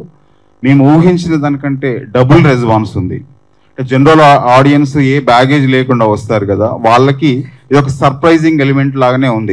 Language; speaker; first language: Telugu; native; Telugu